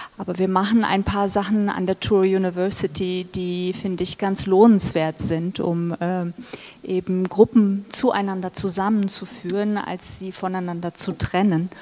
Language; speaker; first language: German; early bilingual, other home language; Turkish